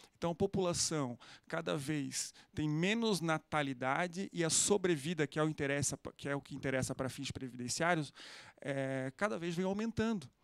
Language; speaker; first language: Portuguese; native; Portuguese